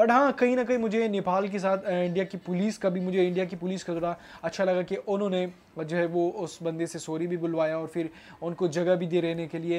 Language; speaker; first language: Hindi; native; Hindi